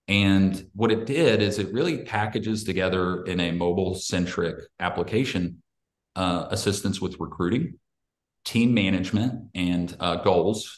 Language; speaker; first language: English; native; English